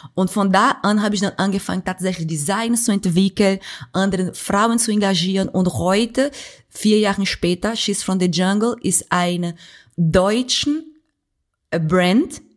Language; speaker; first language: German; non-native, fluent; Portuguese